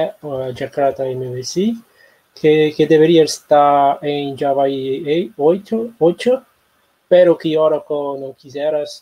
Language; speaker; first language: Spanish; non-native, learner; Portuguese